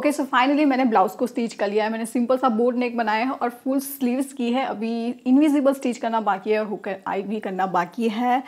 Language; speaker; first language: Hindi; non-native, local second language; Gujarati